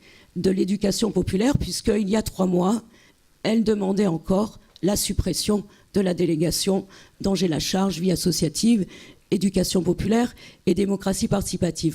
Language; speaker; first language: French; native; French